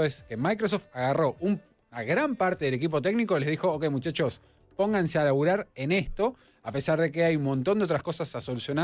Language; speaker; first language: Spanish; native; Spanish